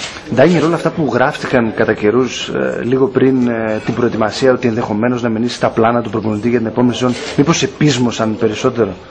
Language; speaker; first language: Greek; native; Greek